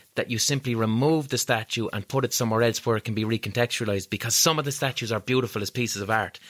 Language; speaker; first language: English; native; English